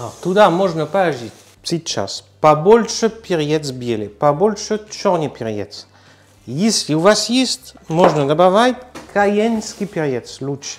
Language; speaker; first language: Russian; non-native, learner; French